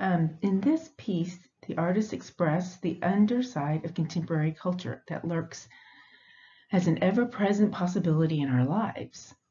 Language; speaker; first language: English; native; English